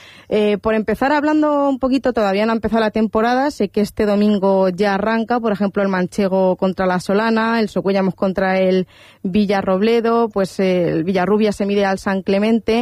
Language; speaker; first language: Spanish; native; Spanish